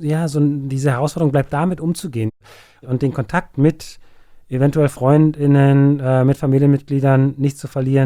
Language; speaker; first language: German; native; German